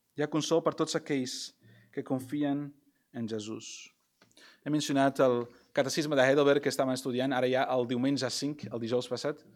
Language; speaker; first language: Catalan; non-native, local second language; Spanish